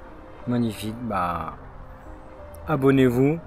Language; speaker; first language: French; native; French